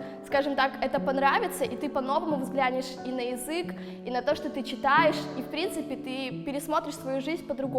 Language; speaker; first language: Russian; native; Russian